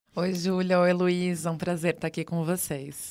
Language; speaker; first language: Portuguese; native; Portuguese